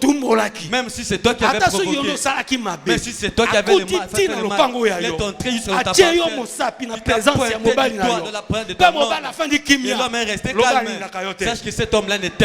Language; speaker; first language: French; non-native, local second language; Lingala